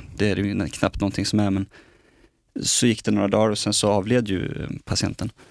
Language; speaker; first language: Swedish; native; Swedish